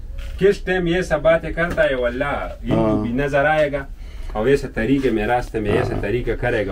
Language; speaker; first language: Hindi; non-native, local second language; Pashto